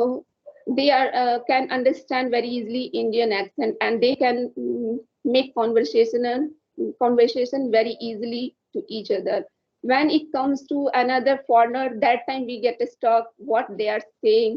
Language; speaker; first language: English; non-native, learner; Hindi